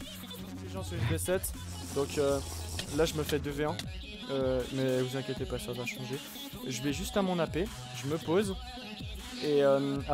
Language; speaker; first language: French; native; French